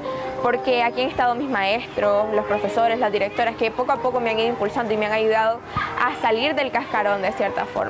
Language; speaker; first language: Spanish; native; Spanish